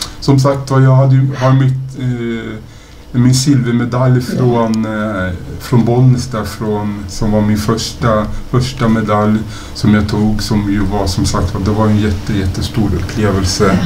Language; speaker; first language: Swedish; native; Swedish